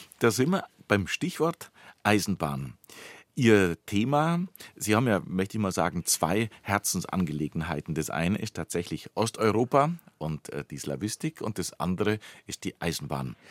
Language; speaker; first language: German; native; German